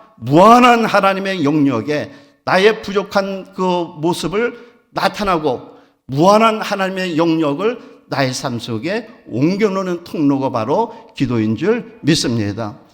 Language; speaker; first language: Korean; native; Korean